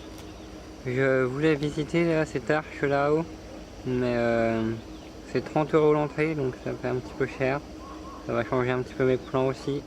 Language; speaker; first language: French; native; French